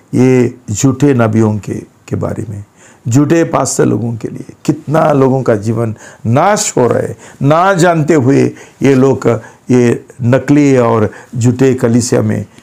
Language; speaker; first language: Hindi; non-native, local second language; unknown